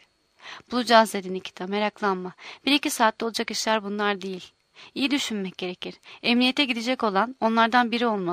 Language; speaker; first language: Turkish; native; Turkish